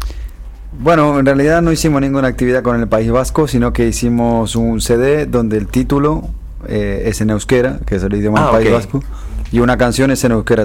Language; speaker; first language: Spanish; native; Spanish